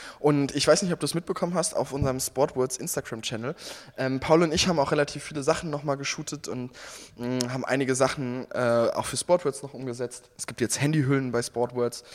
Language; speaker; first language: German; native; German